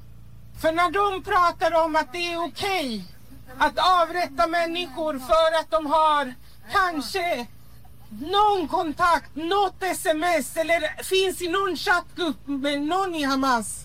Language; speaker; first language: Swedish; early bilingual, other home language; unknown